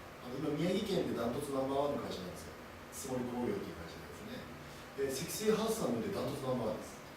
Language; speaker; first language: Japanese; native; Japanese